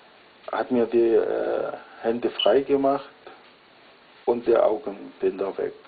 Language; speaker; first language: German; non-native, fluent; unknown